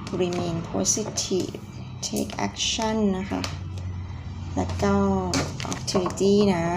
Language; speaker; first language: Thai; native; Thai